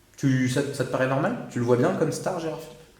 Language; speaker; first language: French; native; French